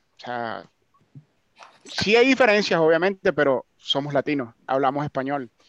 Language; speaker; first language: Spanish; native; Spanish